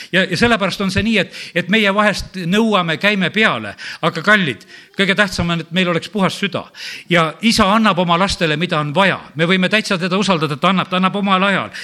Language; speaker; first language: Estonian; native; Estonian